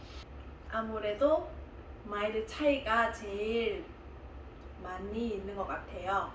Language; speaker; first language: Korean; non-native, fluent; Vietnamese